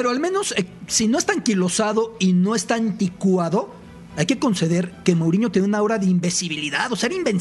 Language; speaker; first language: Spanish; native; Spanish